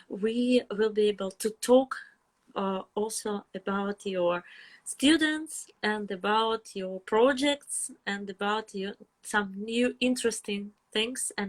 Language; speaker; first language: English; non-native, fluent; Russian